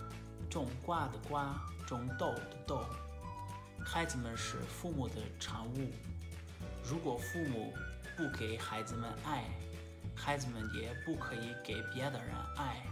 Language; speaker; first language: Chinese; non-native, learner; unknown